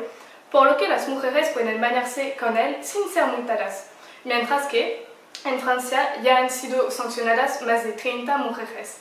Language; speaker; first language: Spanish; non-native, learner; French